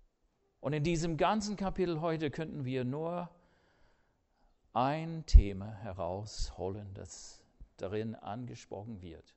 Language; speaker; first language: German; non-native, fluent; English